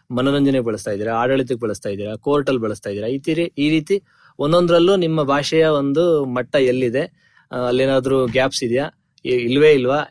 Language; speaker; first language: Kannada; native; Kannada